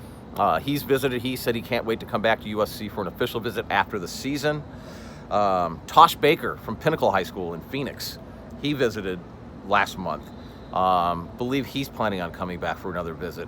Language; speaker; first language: English; native; English